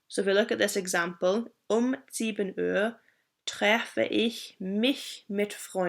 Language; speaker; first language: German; non-native, fluent; English